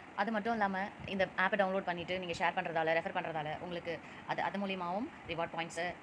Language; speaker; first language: Tamil; native; Tamil